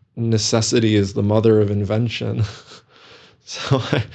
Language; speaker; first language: English; native; English